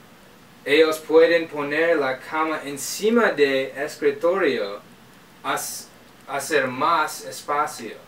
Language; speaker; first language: Spanish; non-native, learner; English